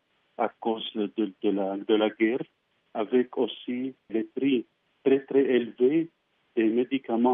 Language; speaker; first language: French; non-native, fluent; Arabic